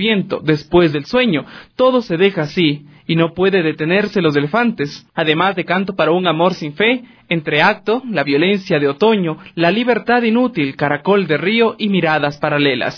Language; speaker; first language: Spanish; native; Spanish